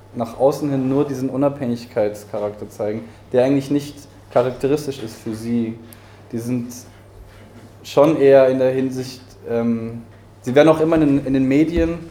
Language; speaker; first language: German; early bilingual, heritage; Spanish